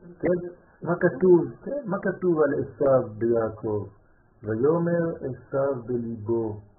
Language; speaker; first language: Hebrew; non-native, fluent; French